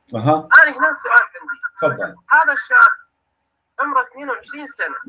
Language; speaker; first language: Arabic; native; Arabic